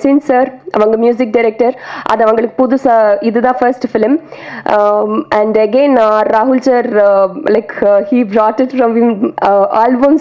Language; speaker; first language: Tamil; non-native, learner; Telugu